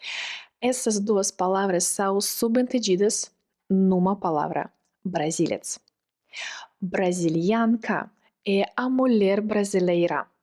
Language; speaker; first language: Portuguese; non-native, fluent; Russian